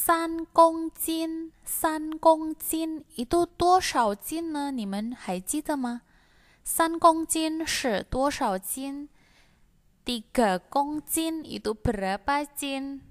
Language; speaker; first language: Chinese; non-native, fluent; Indonesian